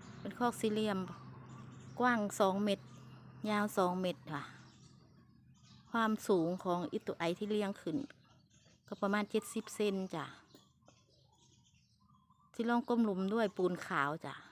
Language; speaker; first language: Thai; non-native, local second language; Lao